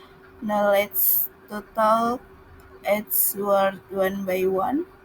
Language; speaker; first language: English; non-native, learner; Indonesian